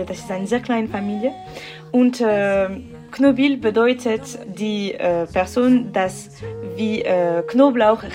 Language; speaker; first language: German; non-native, learner; French